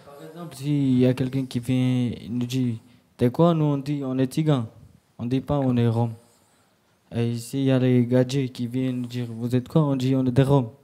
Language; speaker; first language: French; early bilingual, other home language; Romany